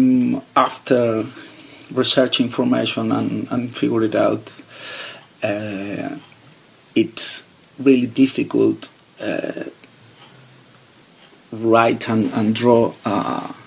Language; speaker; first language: English; non-native, fluent; Spanish